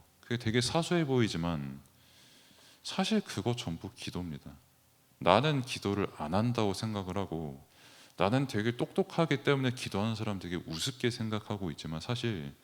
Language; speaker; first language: Korean; native; Korean